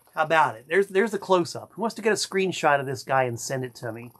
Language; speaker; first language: English; native; English